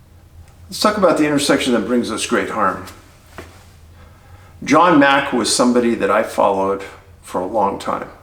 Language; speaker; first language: English; native; English